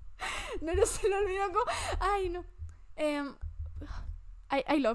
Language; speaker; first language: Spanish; native; Spanish